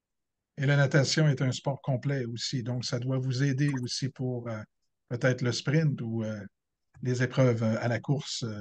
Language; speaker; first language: French; native; French